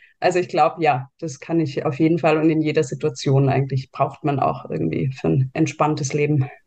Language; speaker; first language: German; native; German